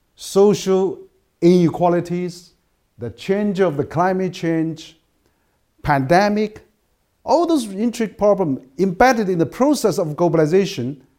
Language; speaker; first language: English; non-native, fluent; Chinese